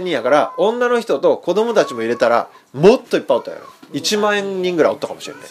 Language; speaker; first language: Japanese; native; Japanese